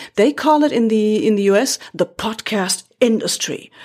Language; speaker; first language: English; non-native, fluent; German